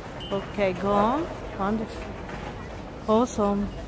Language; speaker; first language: English; non-native, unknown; Italian